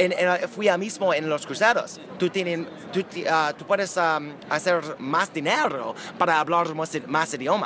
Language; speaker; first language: Spanish; non-native, learner; English